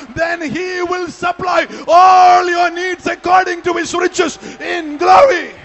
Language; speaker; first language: English; non-native, local second language; Malayalam